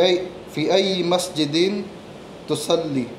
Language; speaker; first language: Arabic; non-native, learner; Filipino